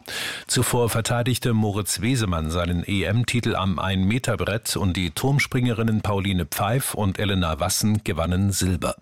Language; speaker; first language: German; native; German